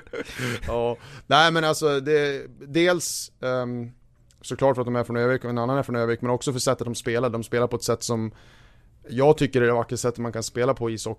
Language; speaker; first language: Swedish; native; Swedish